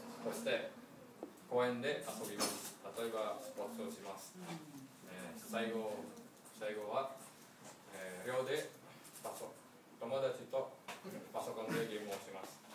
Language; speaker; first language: Japanese; non-native, learner; Indonesian